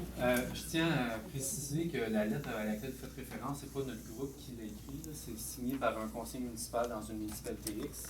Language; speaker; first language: French; native; French